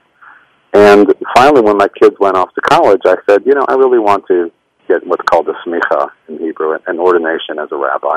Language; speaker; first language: English; native; English